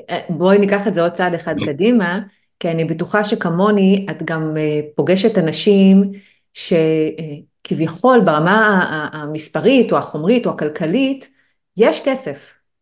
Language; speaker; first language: Hebrew; native; Hebrew